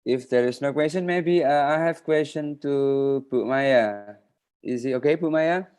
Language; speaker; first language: English; non-native, fluent; Indonesian